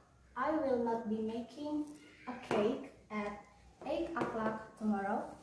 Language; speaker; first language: English; non-native, learner; Indonesian